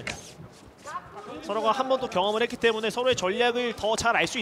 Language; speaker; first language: Korean; native; Korean